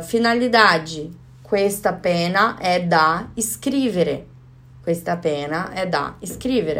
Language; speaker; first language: Italian; non-native, learner; Portuguese